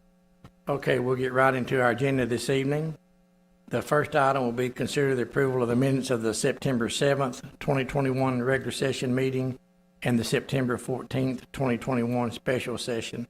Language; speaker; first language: English; native; English